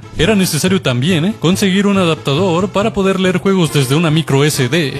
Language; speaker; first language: Spanish; native; Spanish